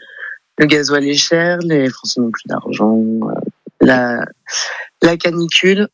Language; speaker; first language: French; native; French